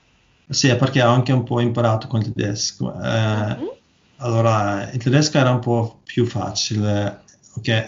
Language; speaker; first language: Italian; non-native, learner; Norwegian